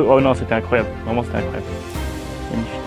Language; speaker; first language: French; native; French